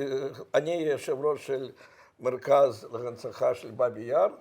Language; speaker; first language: Hebrew; non-native, fluent; Russian